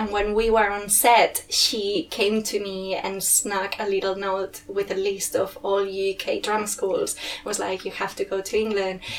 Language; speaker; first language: English; non-native, fluent; Spanish